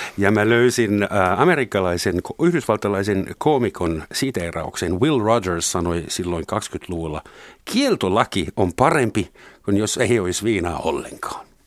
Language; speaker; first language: Finnish; non-native, fluent; German